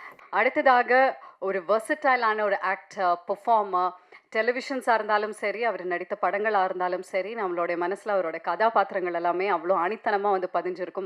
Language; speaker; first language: Tamil; native; Tamil